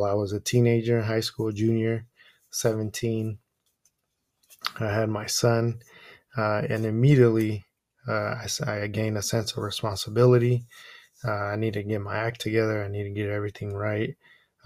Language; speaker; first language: English; early bilingual, other home language; Spanish